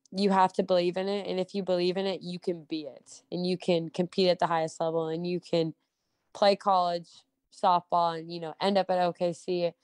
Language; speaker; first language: English; native; English